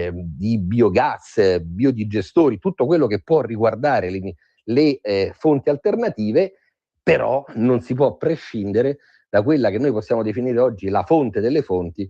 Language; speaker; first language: Italian; native; Italian